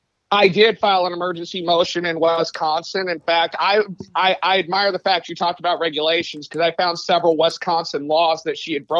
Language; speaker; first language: English; native; English